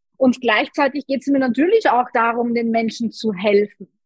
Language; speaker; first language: German; native; German